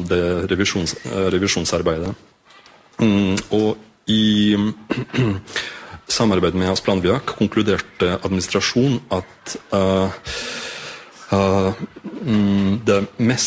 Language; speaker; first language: Norwegian; non-native, fluent; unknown